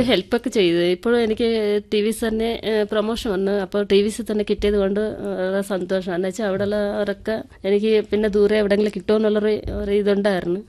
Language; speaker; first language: Malayalam; non-native, local second language; Telugu